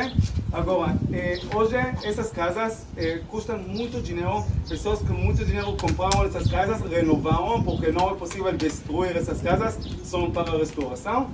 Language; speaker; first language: Portuguese; non-native, fluent; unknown